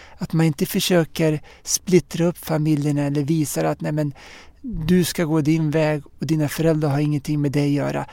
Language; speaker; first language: Swedish; early bilingual, other home language; Arabic